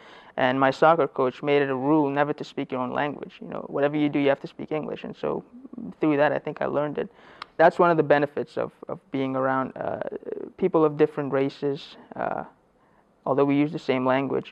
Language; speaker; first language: English; early bilingual, other home language; Persian